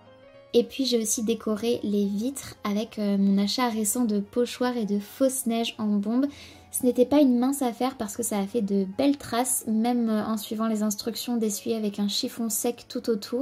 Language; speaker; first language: French; native; French